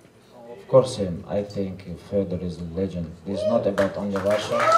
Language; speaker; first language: English; non-native, learner; Russian